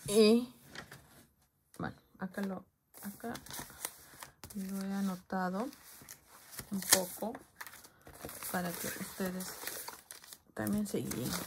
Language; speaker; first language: Spanish; native; Spanish